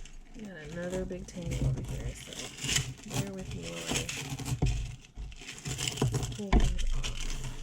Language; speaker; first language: English; native; English